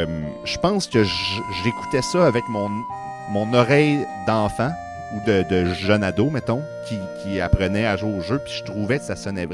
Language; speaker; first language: French; native; French